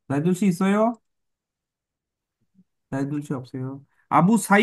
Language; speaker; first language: Korean; non-native, fluent; Bangla